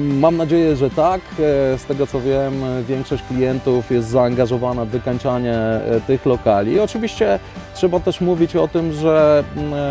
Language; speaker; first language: Polish; native; Polish